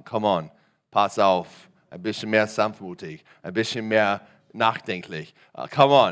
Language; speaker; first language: German; non-native, learner; English